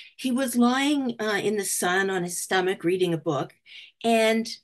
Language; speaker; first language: English; native; English